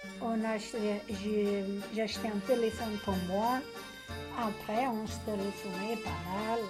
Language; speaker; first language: French; non-native, learner; Portuguese